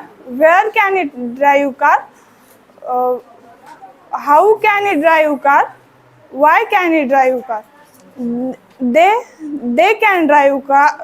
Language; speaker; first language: English; non-native, learner; Marathi